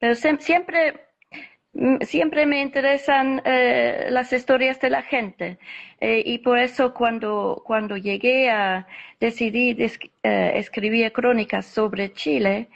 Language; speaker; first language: Spanish; non-native, fluent; English